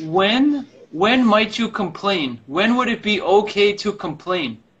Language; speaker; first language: English; native; English